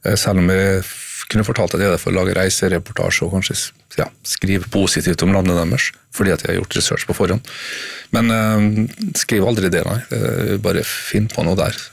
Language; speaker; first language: Norwegian; native; Norwegian